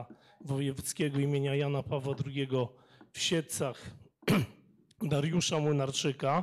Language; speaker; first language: Polish; native; Polish